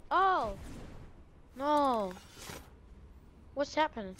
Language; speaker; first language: English; non-native, learner; German